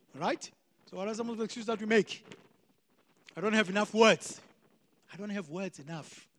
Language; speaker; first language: English; non-native, local second language; Xhosa